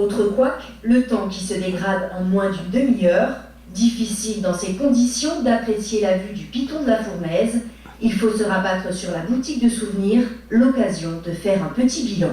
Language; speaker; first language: French; native; French